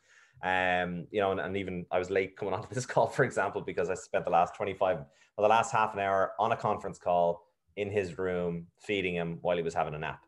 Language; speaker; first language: English; native; English